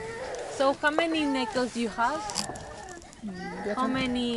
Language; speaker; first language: English; non-native, learner; Spanish